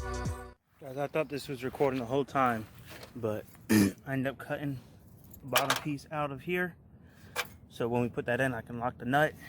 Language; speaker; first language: English; native; English